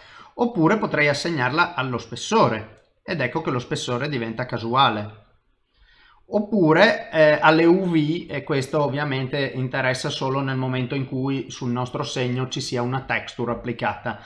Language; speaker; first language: Italian; native; Italian